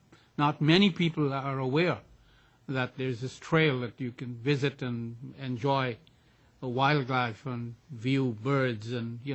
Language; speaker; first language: English; native; English